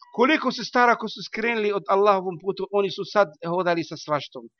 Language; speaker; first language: Bosnian; non-native, learner; Arabic